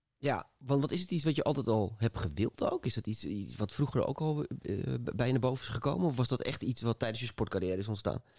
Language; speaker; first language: Dutch; native; Dutch